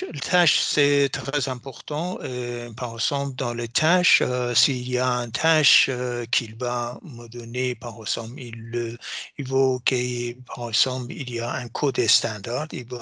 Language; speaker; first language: French; non-native, fluent; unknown